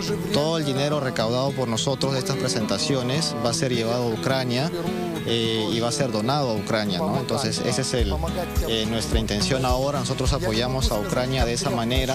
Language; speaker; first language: Spanish; non-native, fluent; Ukrainian